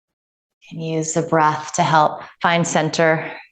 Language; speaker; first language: English; native; English